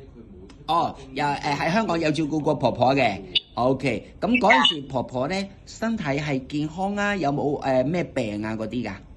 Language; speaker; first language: Cantonese; native; Cantonese